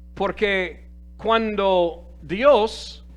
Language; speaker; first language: Spanish; non-native, fluent; English